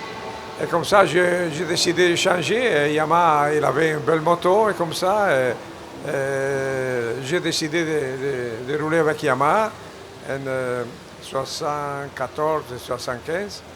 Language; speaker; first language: French; non-native, fluent; Italian